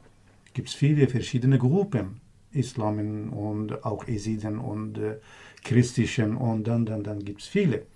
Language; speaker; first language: German; non-native, learner; Kurdish